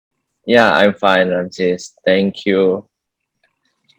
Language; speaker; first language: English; non-native, learner; Indonesian